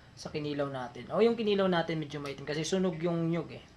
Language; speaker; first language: Filipino; non-native, local second language; Waray